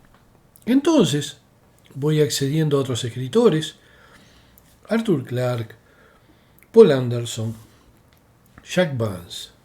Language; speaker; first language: Spanish; native; Spanish